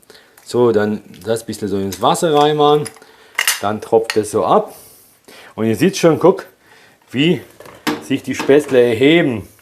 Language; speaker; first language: German; early bilingual, other home language; Polish